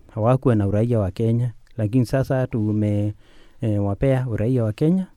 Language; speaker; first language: Swahili; non-native, local second language; Kamba